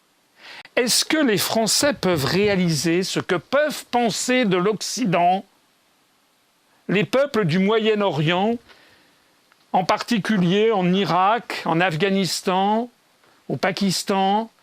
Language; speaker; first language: French; native; French